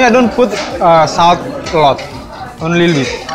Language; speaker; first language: English; non-native, fluent; Indonesian